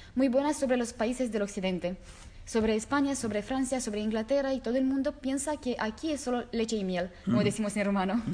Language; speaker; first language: Spanish; non-native, fluent; Romanian